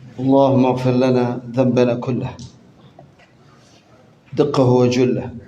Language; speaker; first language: Arabic; non-native, fluent; Indonesian